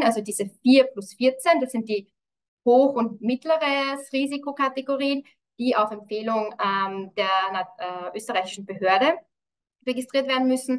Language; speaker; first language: German; native; German